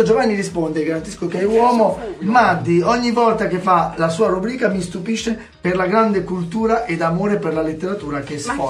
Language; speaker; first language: Italian; native; Italian